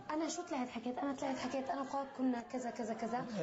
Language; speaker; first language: Arabic; native; Arabic